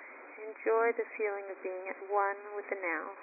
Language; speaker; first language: English; native; English